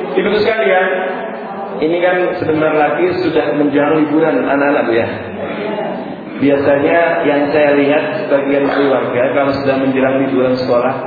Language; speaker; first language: Indonesian; native; Indonesian